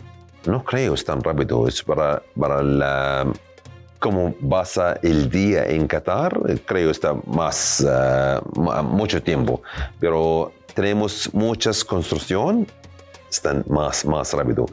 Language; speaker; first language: Spanish; non-native, learner; Arabic